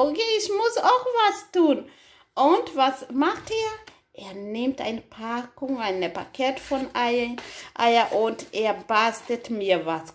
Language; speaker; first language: German; non-native, fluent; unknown